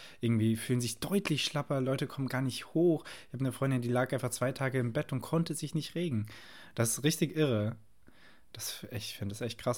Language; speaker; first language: German; native; German